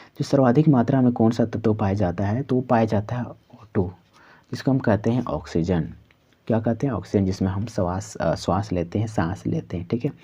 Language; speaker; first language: Hindi; non-native, local second language; Santali